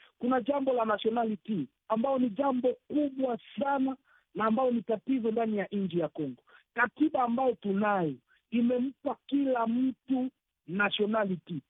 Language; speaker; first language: Swahili; native; Swahili